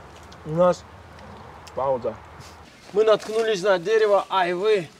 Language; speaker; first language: Russian; non-native, local second language; Tajik